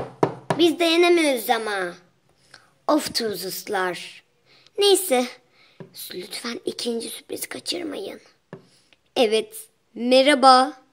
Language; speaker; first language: Turkish; native; Turkish